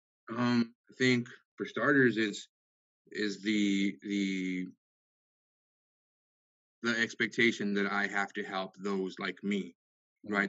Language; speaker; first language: English; early bilingual, other home language; Spanish